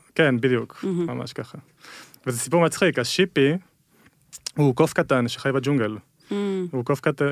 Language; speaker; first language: Hebrew; early bilingual, other home language; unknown